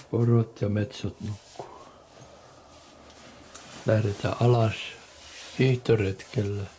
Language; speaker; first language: Finnish; native; Finnish